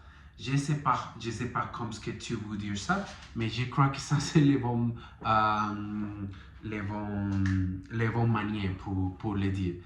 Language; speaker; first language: French; non-native, learner; Spanish